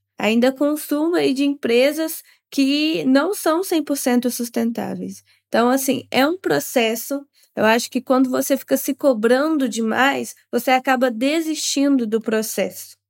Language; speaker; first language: Portuguese; native; Portuguese